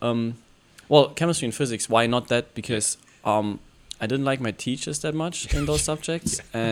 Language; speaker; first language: English; non-native, fluent; German